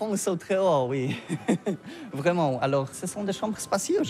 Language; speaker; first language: French; non-native, learner; Polish